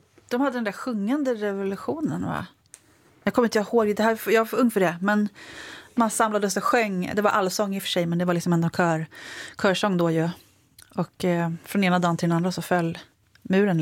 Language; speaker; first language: Swedish; native; Swedish